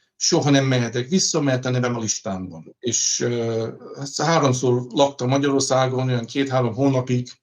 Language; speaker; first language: Hungarian; early bilingual, heritage; Hungarian